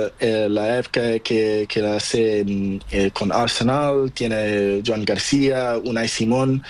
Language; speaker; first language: Spanish; non-native, learner; Portuguese